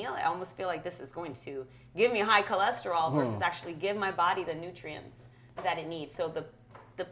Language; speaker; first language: English; early bilingual, other home language; Russian